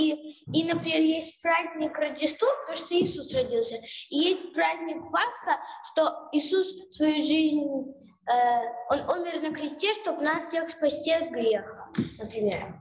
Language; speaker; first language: Russian; early bilingual, heritage; Russian